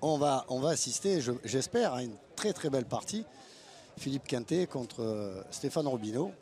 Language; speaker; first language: French; native; French